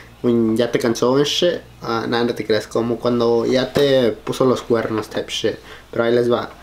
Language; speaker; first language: Spanish; early bilingual, heritage; Spanish